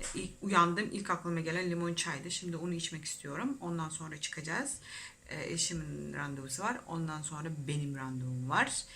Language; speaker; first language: Turkish; non-native, fluent; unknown